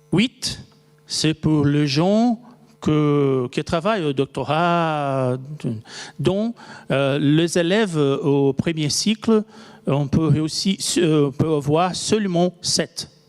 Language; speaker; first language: French; non-native, fluent; Portuguese